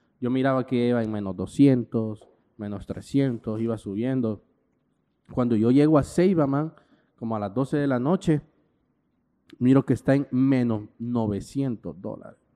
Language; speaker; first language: Spanish; native; Spanish